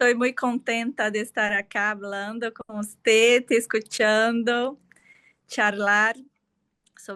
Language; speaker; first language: Spanish; non-native, fluent; Portuguese